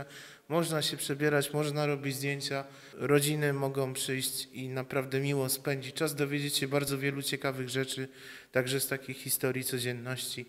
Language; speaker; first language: Polish; native; Polish